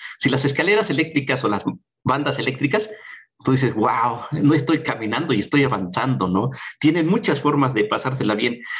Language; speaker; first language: Spanish; native; Spanish